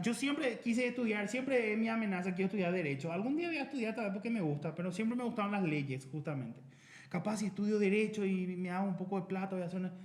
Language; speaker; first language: Spanish; native; Spanish